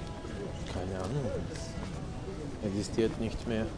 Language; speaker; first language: German; non-native, fluent; Serbian